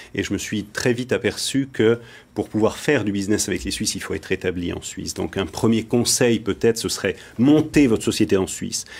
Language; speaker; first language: French; native; French